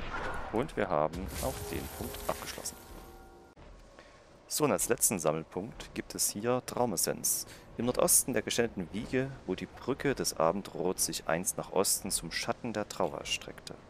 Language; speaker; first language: German; native; German